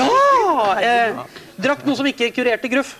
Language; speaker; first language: Norwegian; native; Norwegian